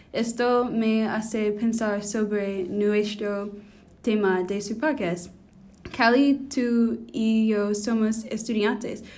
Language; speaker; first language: Spanish; non-native, learner; English